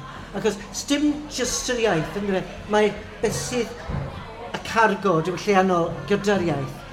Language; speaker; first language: Welsh; non-native, fluent; English